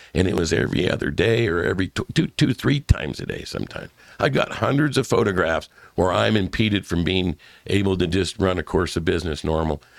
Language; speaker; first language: English; native; English